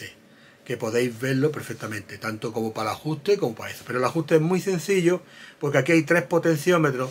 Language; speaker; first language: Spanish; native; Spanish